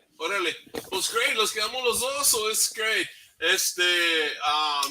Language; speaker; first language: Spanish; early bilingual, other home language; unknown